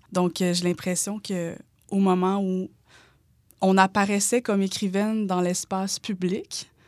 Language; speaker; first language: French; native; French